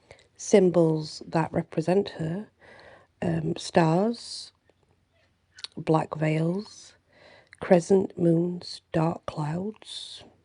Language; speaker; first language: English; native; English